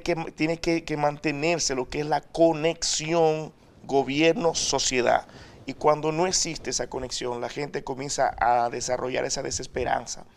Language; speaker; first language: Spanish; native; Spanish